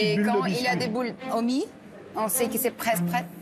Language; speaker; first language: French; non-native, learner; Portuguese